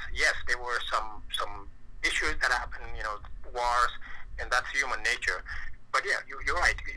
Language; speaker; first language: English; non-native, fluent; French